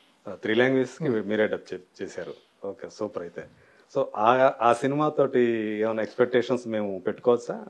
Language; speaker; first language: Telugu; native; Telugu